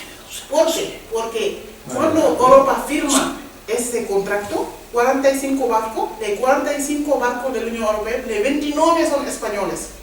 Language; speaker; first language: Spanish; non-native, learner; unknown